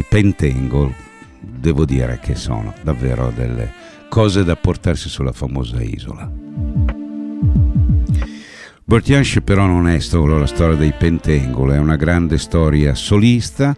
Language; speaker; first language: Italian; native; Italian